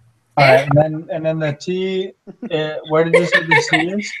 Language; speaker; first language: English; native; English